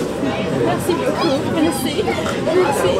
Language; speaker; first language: French; non-native, learner; Polish